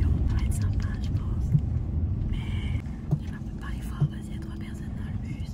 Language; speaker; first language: French; native; French